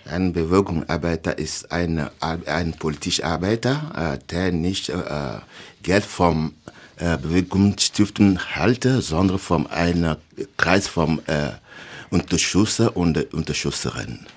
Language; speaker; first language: German; non-native, learner; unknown